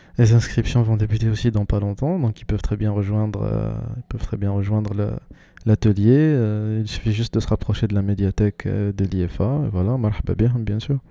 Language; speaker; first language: French; non-native, local second language; Arabic